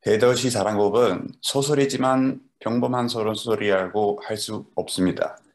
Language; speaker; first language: Korean; non-native, learner; Dutch